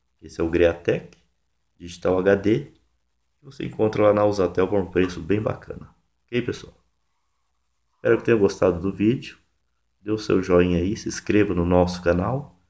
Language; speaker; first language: Portuguese; native; Portuguese